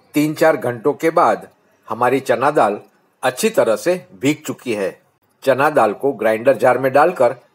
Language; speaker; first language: Hindi; non-native, local second language; Gujarati